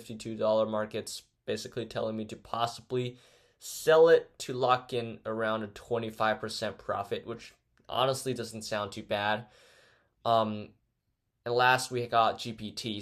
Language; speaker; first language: English; non-native, fluent; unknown